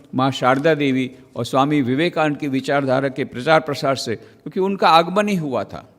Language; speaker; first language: Hindi; non-native, local second language; Gujarati